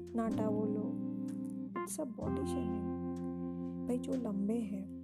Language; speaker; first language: Hindi; native; Hindi